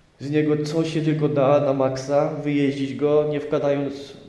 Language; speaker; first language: Polish; native; Polish